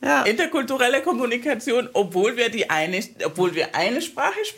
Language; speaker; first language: German; native; German